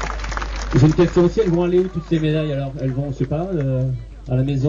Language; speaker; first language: French; native; French